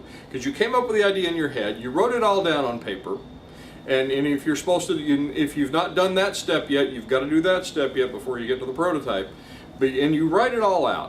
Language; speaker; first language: English; native; English